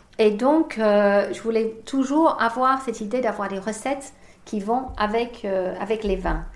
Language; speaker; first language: French; non-native, fluent; English